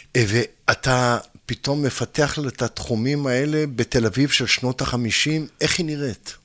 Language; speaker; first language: Hebrew; native; Hebrew